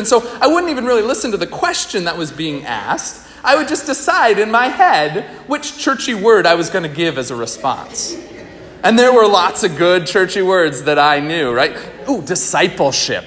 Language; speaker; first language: English; native; English